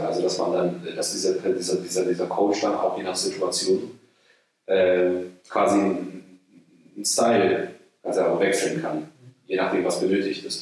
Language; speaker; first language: German; native; German